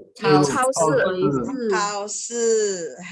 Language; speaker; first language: Chinese; non-native, learner; Indonesian